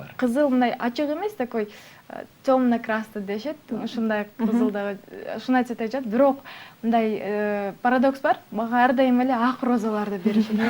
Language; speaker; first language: Kyrgyz; non-native, local second language; Uyghur